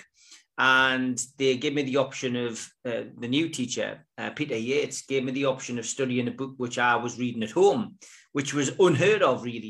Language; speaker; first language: English; native; English